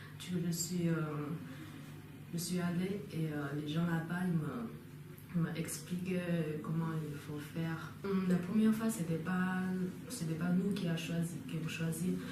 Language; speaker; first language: French; non-native, learner; Chinese